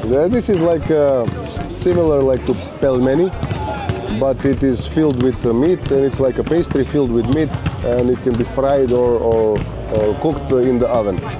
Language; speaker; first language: English; non-native, fluent; Macedonian